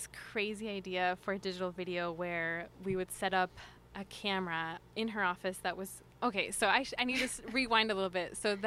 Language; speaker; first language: English; early bilingual, other home language; Spanish